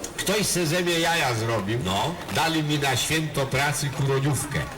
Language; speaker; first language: Polish; native; Polish